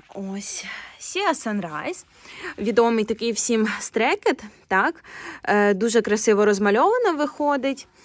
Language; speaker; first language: Ukrainian; non-native, local second language; Russian